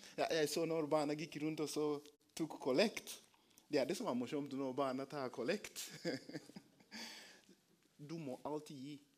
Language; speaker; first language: Norwegian; non-native, fluent; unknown